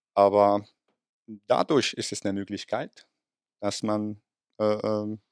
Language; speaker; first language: German; non-native, fluent; Arabic